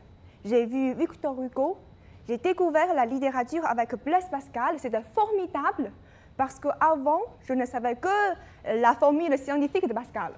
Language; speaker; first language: French; non-native, fluent; Chinese